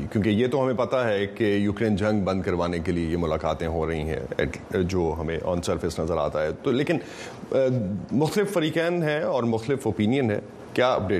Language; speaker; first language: Urdu; native; Urdu